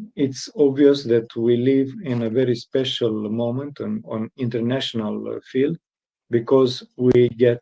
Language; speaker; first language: English; non-native, fluent; Romanian